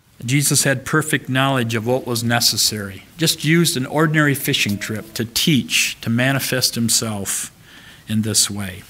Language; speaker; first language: English; native; English